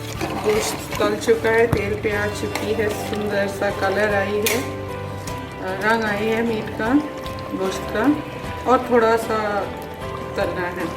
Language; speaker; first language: Hindi; non-native, local second language; Bangla